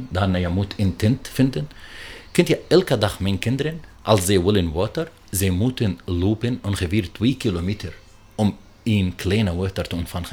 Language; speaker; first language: Dutch; non-native, learner; Arabic